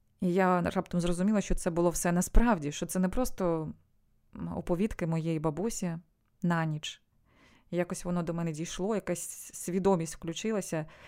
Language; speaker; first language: Ukrainian; non-native, local second language; Russian